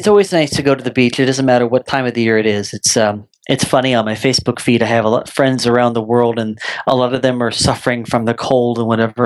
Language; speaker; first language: English; native; English